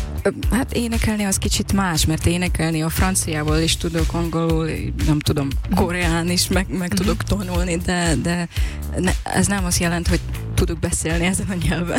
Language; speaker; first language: Hungarian; non-native, learner; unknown